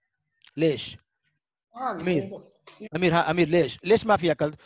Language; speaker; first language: Arabic; non-native, fluent; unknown